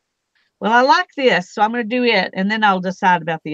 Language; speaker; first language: English; native; English